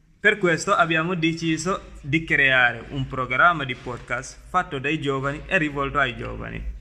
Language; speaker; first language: Italian; non-native, fluent; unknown